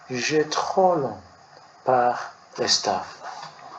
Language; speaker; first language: French; non-native, learner; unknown